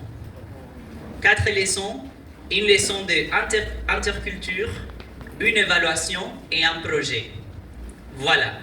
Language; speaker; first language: French; non-native, fluent; Spanish